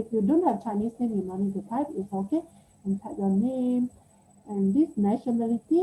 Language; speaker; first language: English; non-native, local second language; Chinese